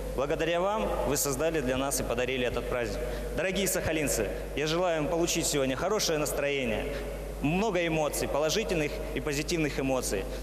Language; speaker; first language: Russian; native; Russian